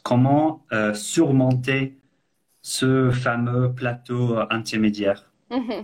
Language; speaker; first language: French; non-native, fluent; English